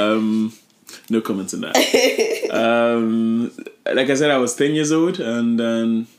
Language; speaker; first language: English; non-native, local second language; Yoruba